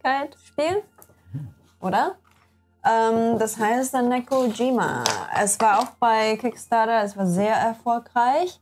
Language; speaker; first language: German; non-native, learner; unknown